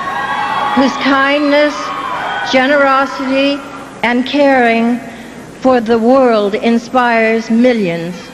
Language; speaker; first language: English; native; English